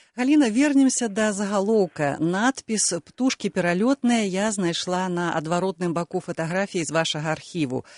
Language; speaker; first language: Belarusian; native; Belarusian